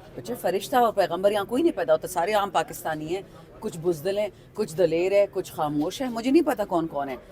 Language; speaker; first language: Urdu; non-native, local second language; Pashto